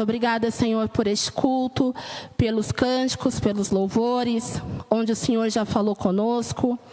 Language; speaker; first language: Portuguese; native; Portuguese